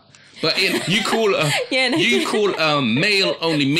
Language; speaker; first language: English; native; English